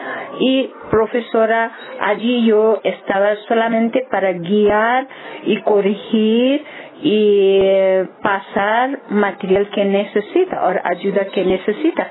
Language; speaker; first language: Spanish; non-native, learner; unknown